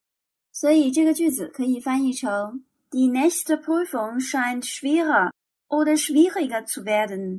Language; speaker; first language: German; non-native, fluent; Chinese